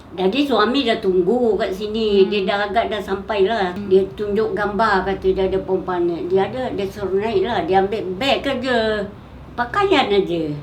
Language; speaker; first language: Malay; non-native, local second language; Madurese